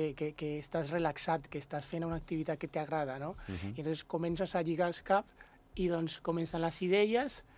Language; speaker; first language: Catalan; non-native, local second language; Spanish